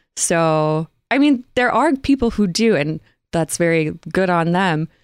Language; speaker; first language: English; native; English